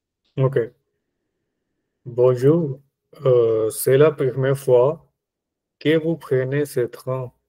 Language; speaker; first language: French; non-native, learner; Punjabi